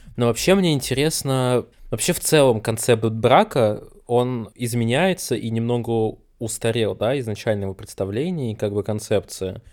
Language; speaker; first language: Russian; native; Russian